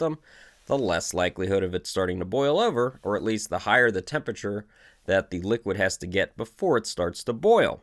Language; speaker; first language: English; native; English